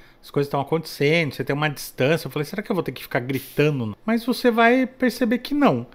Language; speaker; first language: Portuguese; native; Portuguese